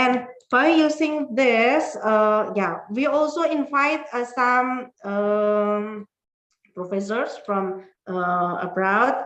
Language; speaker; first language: English; non-native, fluent; Indonesian